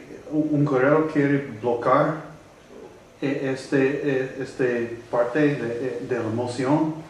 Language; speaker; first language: Spanish; non-native, learner; English